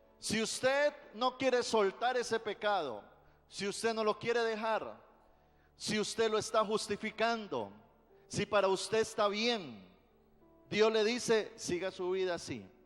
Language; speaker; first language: Spanish; native; Spanish